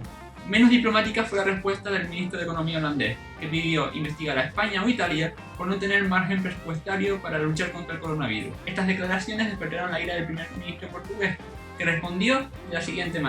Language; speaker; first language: Spanish; native; Spanish